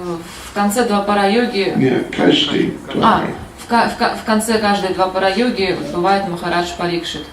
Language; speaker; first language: Russian; native; Russian